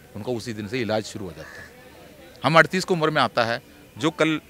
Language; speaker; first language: Hindi; non-native, local second language; Malayalam